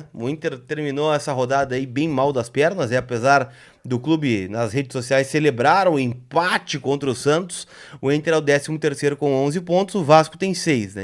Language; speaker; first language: Portuguese; native; Portuguese